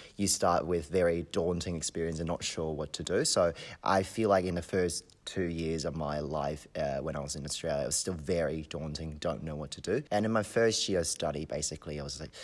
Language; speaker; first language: English; non-native, local second language; Cantonese